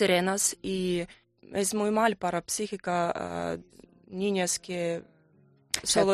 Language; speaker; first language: Spanish; non-native, learner; Ukrainian